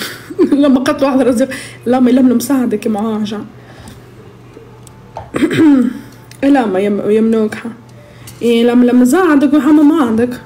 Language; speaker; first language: Arabic; native; Arabic